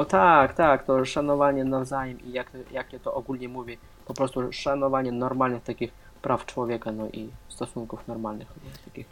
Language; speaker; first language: Polish; non-native, fluent; Russian